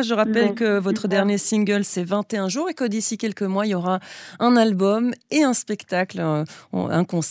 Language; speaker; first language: French; native; French